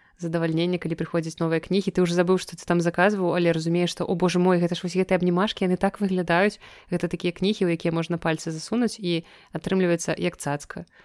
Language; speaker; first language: Belarusian; non-native, local second language; Russian